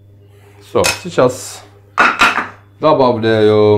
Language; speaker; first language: Russian; non-native, learner; Turkish